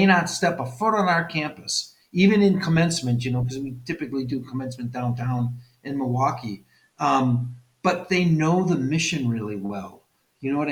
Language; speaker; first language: English; native; English